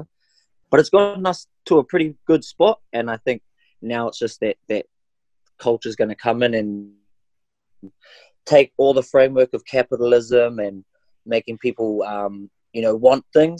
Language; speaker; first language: English; non-native, local second language; Māori